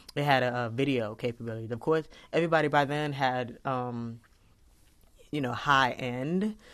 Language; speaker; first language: English; native; English